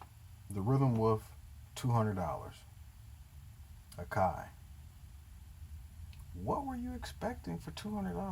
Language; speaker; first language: English; native; English